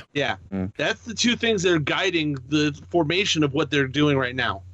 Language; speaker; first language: English; native; English